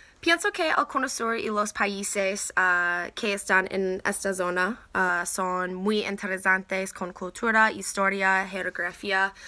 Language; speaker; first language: Spanish; non-native, learner; English